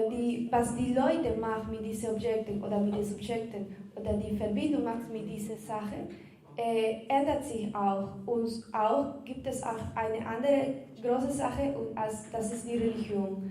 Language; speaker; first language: German; non-native, learner; Spanish